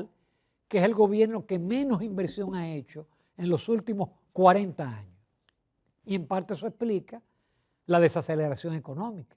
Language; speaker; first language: Spanish; native; Spanish